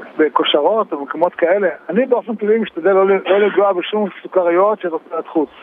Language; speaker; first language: Hebrew; native; Hebrew